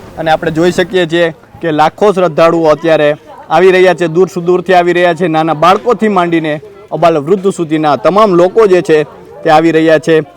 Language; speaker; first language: Gujarati; native; Gujarati